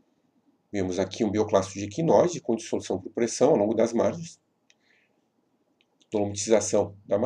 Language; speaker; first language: Portuguese; native; Portuguese